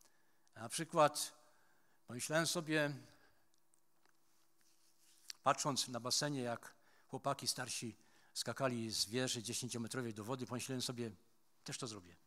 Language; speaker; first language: Polish; native; Polish